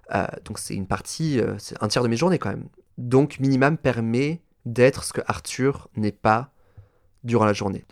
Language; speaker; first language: French; native; French